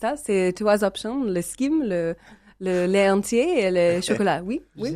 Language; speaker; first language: French; non-native, learner; English